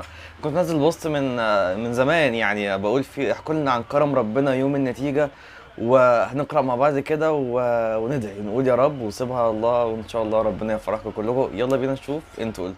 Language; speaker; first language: Arabic; native; Arabic